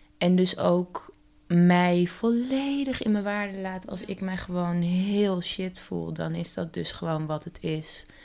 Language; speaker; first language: Dutch; native; Dutch